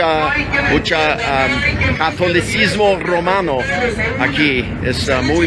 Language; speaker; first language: Spanish; non-native, learner; English